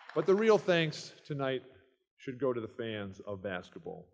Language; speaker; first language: English; native; English